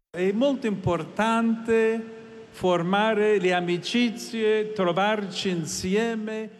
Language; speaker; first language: Italian; non-native, fluent; English